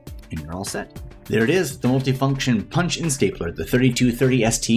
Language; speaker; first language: English; native; English